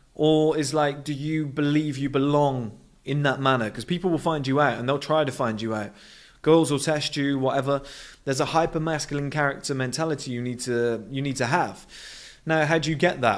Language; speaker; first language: English; native; English